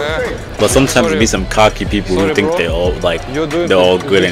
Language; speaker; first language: English; native; English